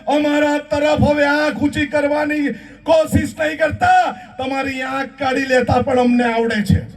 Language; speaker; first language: Gujarati; non-native, local second language; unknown